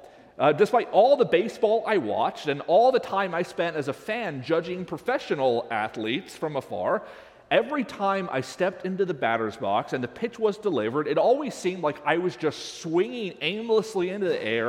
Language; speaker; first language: English; native; English